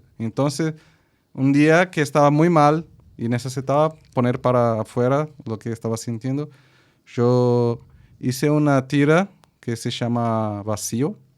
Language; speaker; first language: Spanish; non-native, fluent; Portuguese